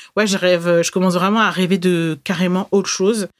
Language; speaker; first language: French; native; French